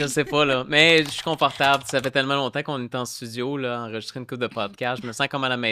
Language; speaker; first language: French; native; French